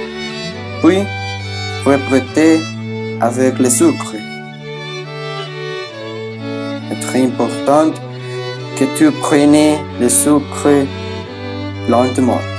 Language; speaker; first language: French; non-native, learner; Spanish